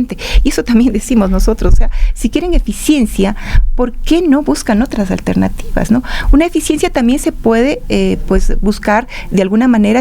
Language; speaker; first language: Spanish; native; Spanish